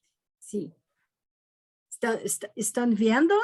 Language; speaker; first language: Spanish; non-native, learner; Portuguese